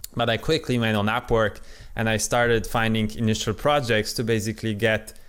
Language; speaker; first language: English; non-native, fluent; Polish